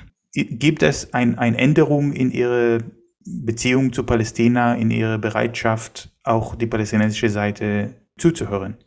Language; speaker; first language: German; non-native, fluent; Hebrew